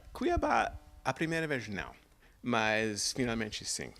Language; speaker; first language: Portuguese; non-native, fluent; English